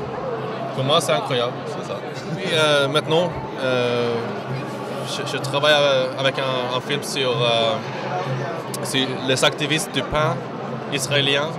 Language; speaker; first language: French; non-native, learner; Swedish